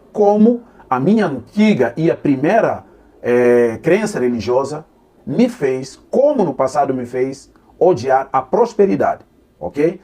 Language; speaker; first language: Portuguese; non-native, local second language; Upper Guinea Crioulo